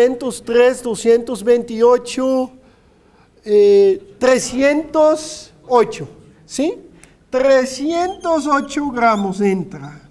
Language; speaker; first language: Spanish; non-native, fluent; Dutch